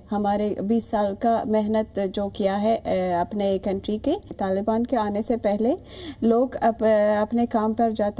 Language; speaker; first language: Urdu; non-native, fluent; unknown